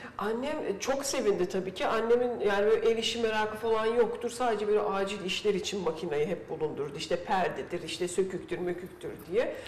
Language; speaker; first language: Turkish; early bilingual, heritage; Turkish